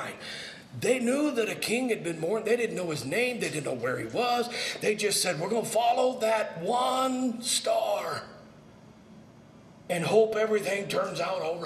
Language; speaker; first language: English; native; English